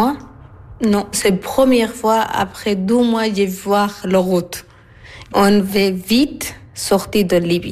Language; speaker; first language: French; non-native, learner; Arabic